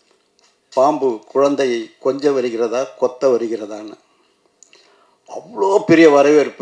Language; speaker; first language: Tamil; native; Tamil